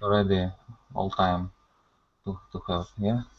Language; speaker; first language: English; non-native, learner; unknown